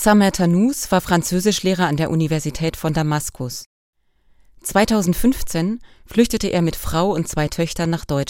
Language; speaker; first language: German; native; German